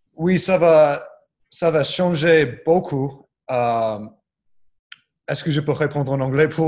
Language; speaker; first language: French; non-native, learner; English